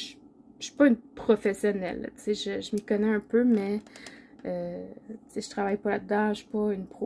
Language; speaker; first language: French; native; French